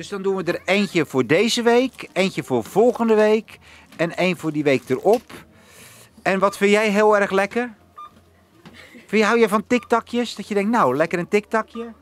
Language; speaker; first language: Dutch; native; Dutch